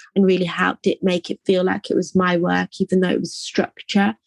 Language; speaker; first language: English; native; English